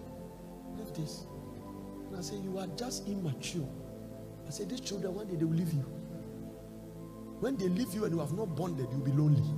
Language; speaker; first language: English; non-native, local second language; Akan